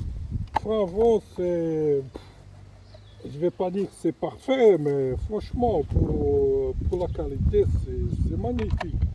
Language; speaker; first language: French; non-native, fluent; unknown